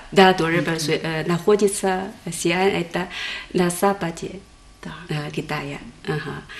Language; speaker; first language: Russian; non-native, learner; Chinese